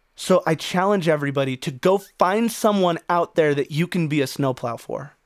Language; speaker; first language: English; native; English